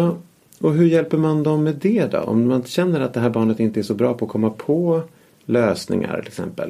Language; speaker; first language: Swedish; native; Swedish